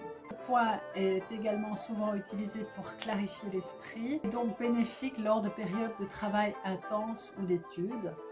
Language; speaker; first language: French; native; French